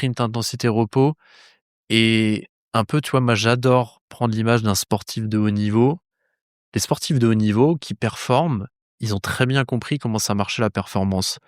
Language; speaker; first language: French; native; French